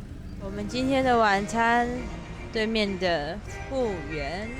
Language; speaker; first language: Chinese; native; Chinese